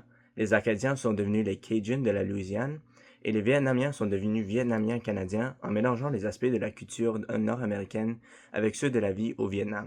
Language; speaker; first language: French; non-native, fluent; English